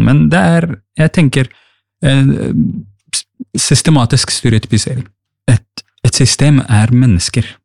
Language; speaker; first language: Norwegian; non-native, fluent; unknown